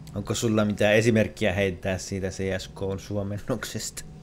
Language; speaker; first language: Finnish; native; Finnish